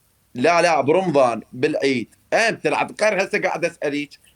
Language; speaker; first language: Arabic; native; Arabic